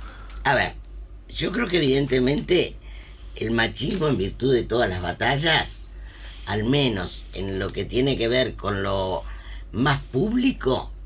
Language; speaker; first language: Spanish; native; Spanish